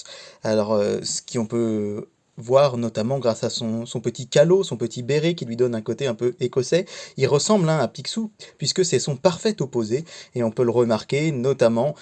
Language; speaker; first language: French; native; French